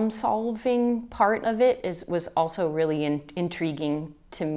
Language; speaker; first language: English; native; English